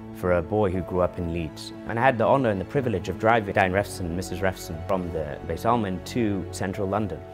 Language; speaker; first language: English; native; English